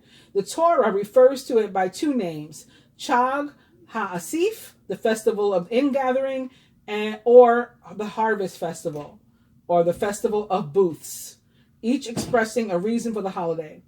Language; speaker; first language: English; native; English